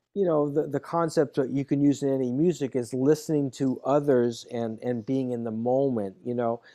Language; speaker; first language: English; native; English